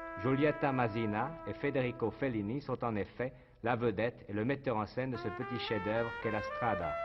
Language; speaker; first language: French; native; French